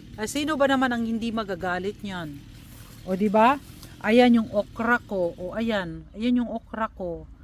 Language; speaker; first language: Filipino; native; Filipino